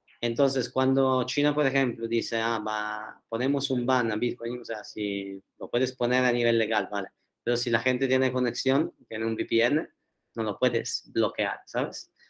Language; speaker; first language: Spanish; non-native, fluent; Italian